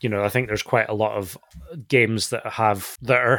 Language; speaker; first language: English; native; English